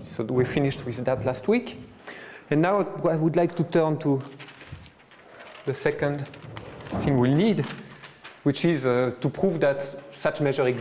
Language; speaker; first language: English; non-native, fluent; French